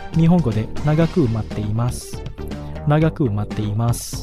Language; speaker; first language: Japanese; non-native, fluent; Indonesian